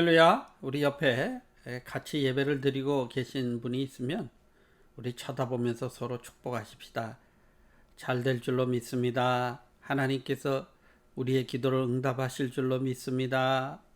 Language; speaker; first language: Korean; native; Korean